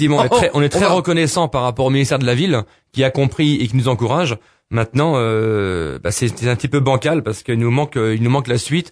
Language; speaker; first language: French; native; French